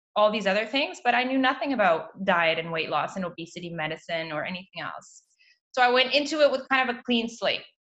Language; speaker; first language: English; native; English